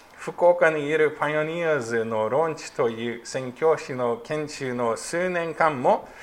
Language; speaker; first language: Japanese; non-native, fluent; English